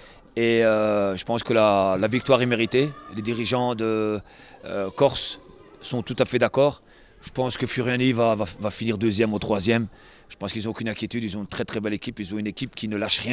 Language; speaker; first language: French; native; French